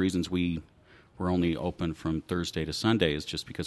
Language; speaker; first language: English; native; English